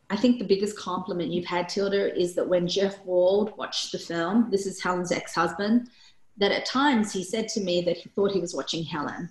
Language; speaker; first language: English; early bilingual, other home language; Korean